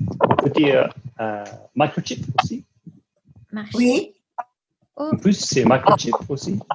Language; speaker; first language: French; non-native, learner; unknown